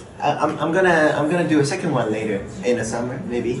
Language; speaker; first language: English; non-native, fluent; Thai